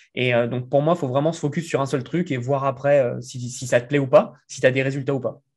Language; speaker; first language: French; native; French